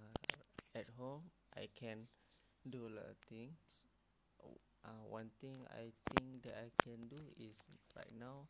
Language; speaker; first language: English; non-native, learner; Malay